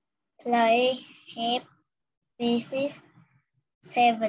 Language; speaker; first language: English; non-native, learner; Vietnamese